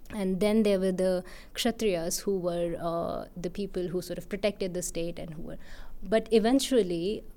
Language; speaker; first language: English; non-native, local second language; Hindi